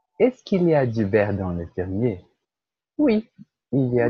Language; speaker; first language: French; non-native, fluent; Portuguese